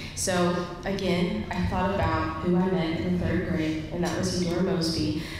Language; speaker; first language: English; native; English